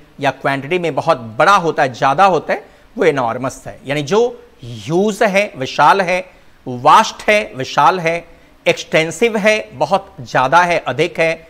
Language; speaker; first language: Hindi; native; Hindi